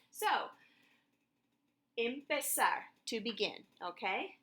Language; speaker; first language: Spanish; non-native, fluent; English